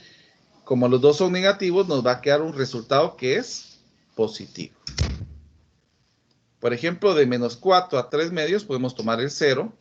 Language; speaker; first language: Spanish; native; Spanish